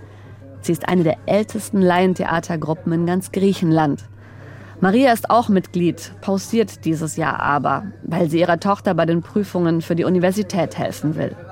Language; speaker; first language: German; native; German